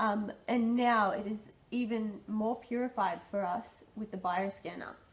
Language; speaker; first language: English; native; English